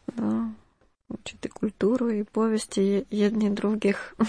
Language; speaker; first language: Croatian; non-native, learner; Ukrainian